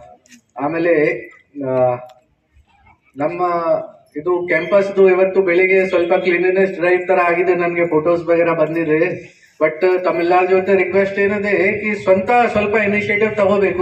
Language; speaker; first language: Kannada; non-native, fluent; Hindi